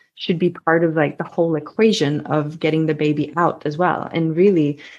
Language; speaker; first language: English; non-native, fluent; Swedish